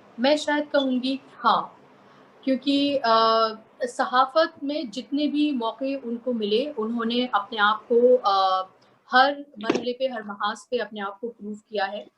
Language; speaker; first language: Urdu; native; Urdu